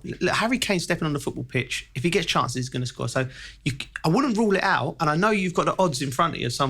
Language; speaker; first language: English; native; English